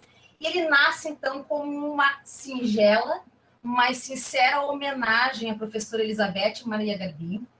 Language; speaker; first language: Portuguese; native; Portuguese